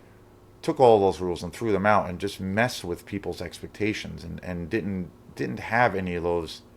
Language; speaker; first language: English; native; English